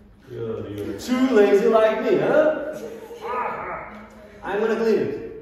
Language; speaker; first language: English; non-native, fluent; Kazakh